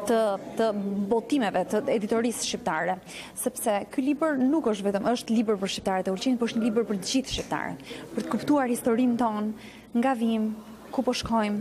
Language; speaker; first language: Albanian; native; Albanian